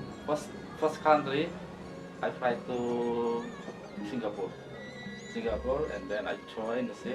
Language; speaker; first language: English; non-native, learner; Indonesian